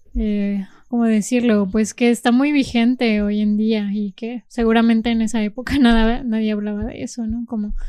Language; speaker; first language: Spanish; native; Spanish